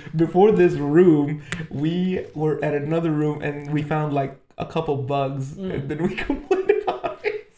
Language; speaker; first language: English; native; English